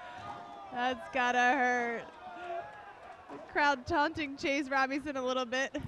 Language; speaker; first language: English; native; English